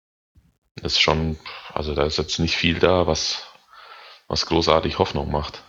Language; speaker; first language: German; native; German